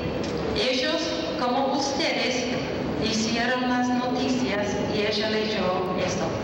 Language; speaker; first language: Spanish; non-native, fluent; English